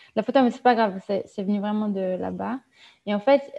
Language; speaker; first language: French; non-native, fluent; Hebrew